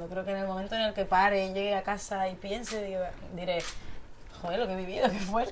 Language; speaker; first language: Spanish; native; Spanish